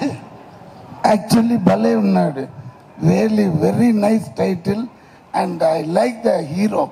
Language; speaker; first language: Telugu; non-native, learner; Tamil